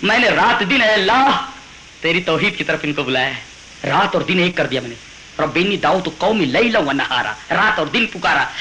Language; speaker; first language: Urdu; native; Urdu